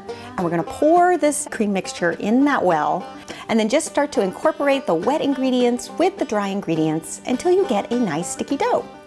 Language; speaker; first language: English; native; English